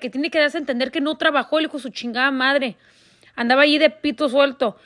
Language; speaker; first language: Spanish; early bilingual, heritage; Spanish